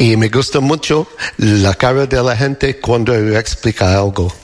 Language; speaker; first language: Spanish; non-native, learner; English